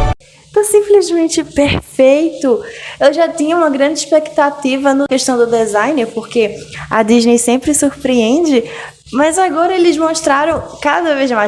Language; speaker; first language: Portuguese; native; Portuguese